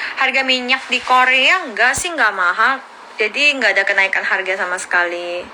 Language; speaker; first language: Indonesian; early bilingual, other home language; Korean